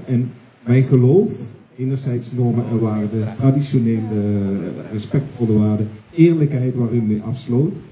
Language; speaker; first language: Dutch; native; Dutch